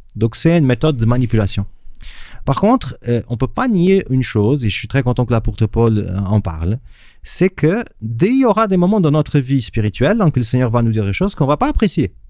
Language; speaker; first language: French; non-native, fluent; Portuguese